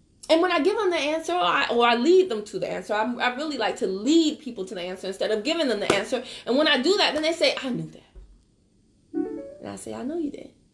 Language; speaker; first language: English; native; English